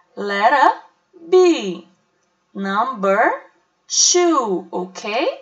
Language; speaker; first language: English; non-native, fluent; Portuguese